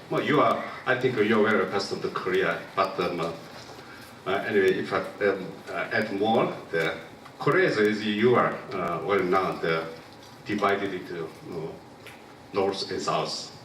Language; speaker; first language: English; non-native, local second language; Korean